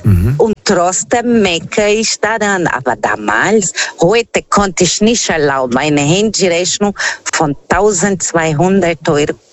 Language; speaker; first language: German; non-native, learner; Portuguese